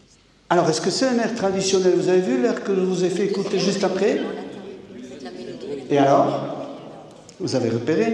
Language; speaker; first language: French; native; French